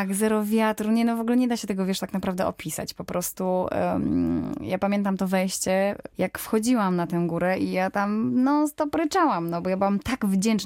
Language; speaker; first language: Polish; native; Polish